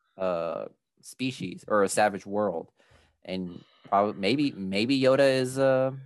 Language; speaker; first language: English; early bilingual, other home language; Spanish